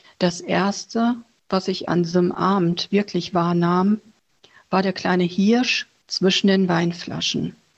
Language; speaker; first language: German; early bilingual, other home language; Chinese